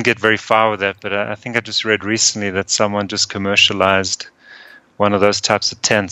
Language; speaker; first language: English; early bilingual, other home language; German